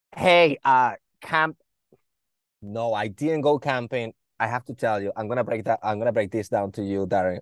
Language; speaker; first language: English; non-native, fluent; Spanish